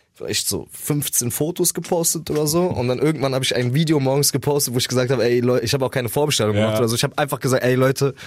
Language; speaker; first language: German; native; German